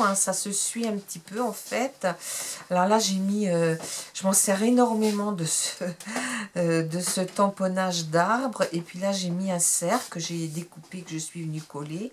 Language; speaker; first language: French; native; French